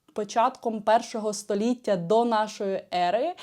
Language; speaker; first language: Ukrainian; native; Ukrainian